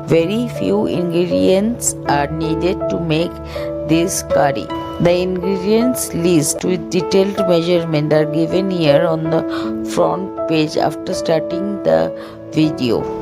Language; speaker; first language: English; non-native, local second language; Bangla